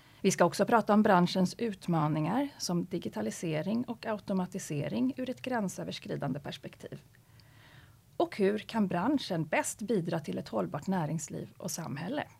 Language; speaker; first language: Swedish; native; Swedish